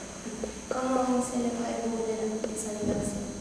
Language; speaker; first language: French; non-native, learner; Spanish